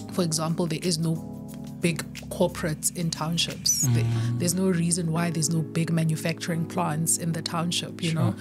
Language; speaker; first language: English; non-native, local second language; Zulu